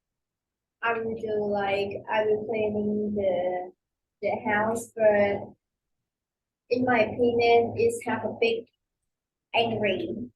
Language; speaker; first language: English; non-native, learner; Vietnamese